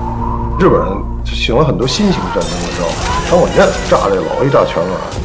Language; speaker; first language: Chinese; native; Chinese